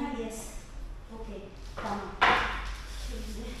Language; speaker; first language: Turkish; non-native, learner; Filipino